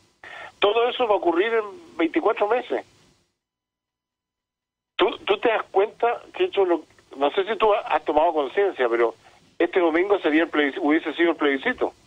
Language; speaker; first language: Spanish; native; Spanish